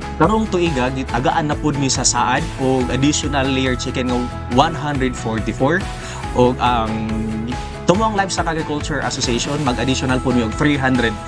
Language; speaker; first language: Cebuano; non-native, local second language; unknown